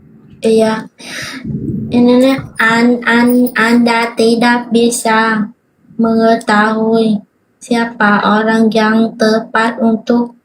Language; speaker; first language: Indonesian; non-native, learner; Vietnamese